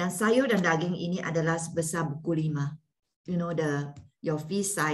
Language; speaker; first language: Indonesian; non-native, learner; Malay